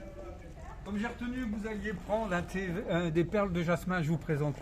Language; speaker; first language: French; native; French